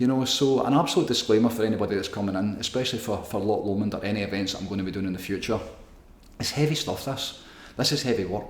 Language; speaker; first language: English; native; English